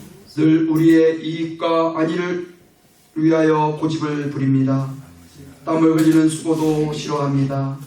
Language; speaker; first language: Korean; native; Korean